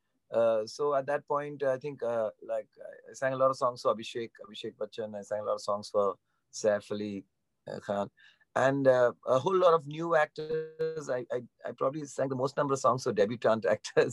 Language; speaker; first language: English; non-native, local second language; Bangla